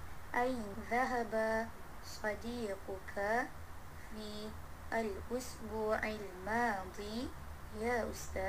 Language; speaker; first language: Arabic; non-native, learner; Malay